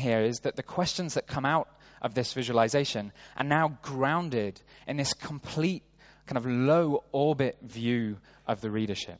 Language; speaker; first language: English; native; English